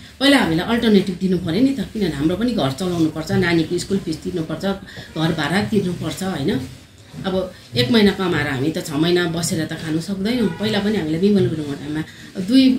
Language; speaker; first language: Nepali; native; Nepali